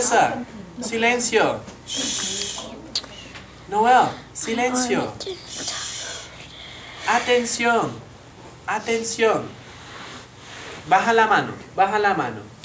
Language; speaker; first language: Spanish; non-native, fluent; English